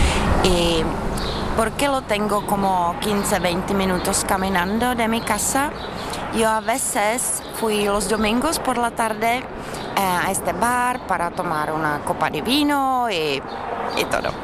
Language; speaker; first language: Spanish; non-native, fluent; Czech